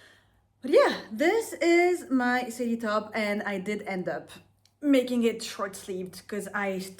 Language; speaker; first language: English; non-native, fluent; French